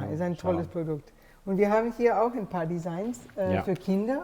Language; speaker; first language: German; non-native, fluent; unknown